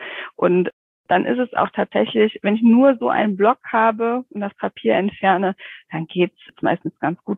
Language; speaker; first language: German; native; German